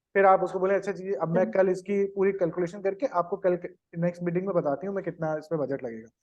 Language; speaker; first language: Urdu; native; Urdu